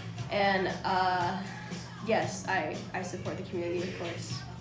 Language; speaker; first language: English; early bilingual, other home language; Korean